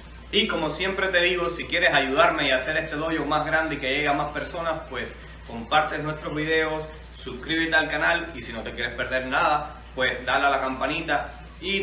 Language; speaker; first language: Spanish; native; Spanish